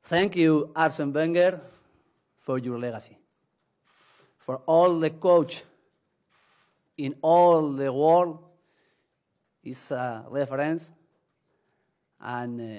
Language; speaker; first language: English; non-native, learner; Spanish